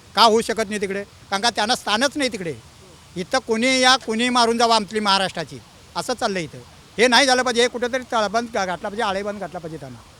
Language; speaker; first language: Marathi; native; Marathi